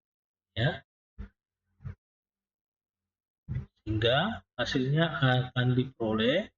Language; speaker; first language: Indonesian; native; Indonesian